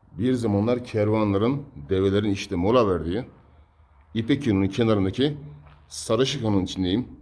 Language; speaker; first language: Turkish; native; Turkish